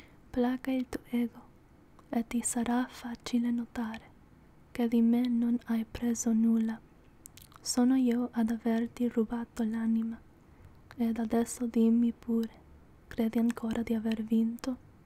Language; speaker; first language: Italian; non-native, learner; English